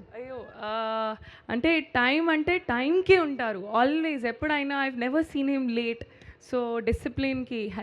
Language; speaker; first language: Telugu; non-native, learner; Hindi